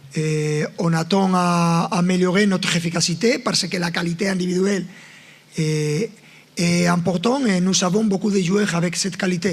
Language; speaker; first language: French; non-native, fluent; Spanish